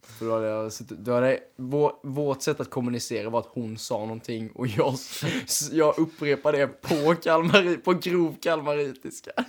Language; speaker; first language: Swedish; native; Swedish